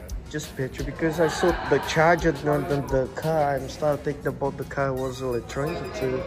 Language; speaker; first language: English; non-native, learner; Portuguese